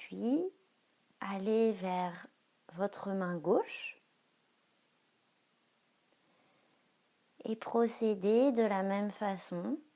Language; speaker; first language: French; native; French